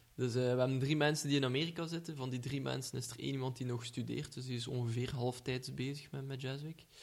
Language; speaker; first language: Dutch; native; Dutch